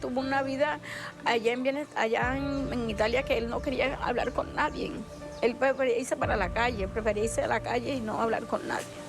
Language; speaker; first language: Spanish; native; Spanish